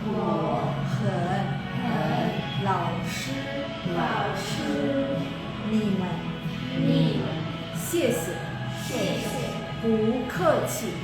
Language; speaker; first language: Chinese; non-native, fluent; Indonesian